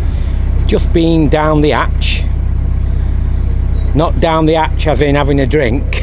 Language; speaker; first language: English; native; English